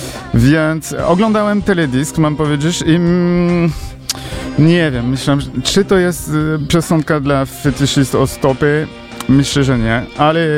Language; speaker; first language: Polish; non-native, learner; French